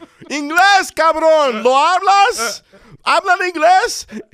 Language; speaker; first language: Spanish; early bilingual, other home language; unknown